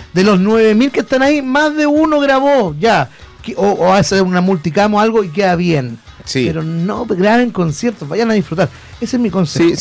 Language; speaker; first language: Spanish; native; Spanish